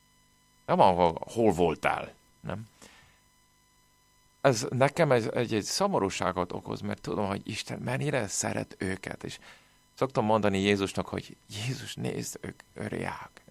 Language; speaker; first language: Hungarian; non-native, fluent; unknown